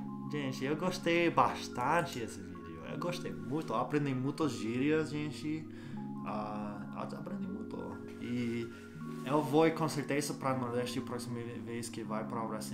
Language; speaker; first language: Portuguese; non-native, fluent; English